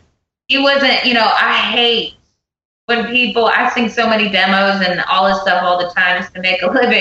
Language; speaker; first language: English; native; English